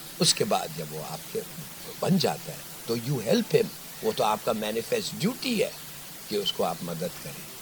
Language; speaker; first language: Urdu; native; Urdu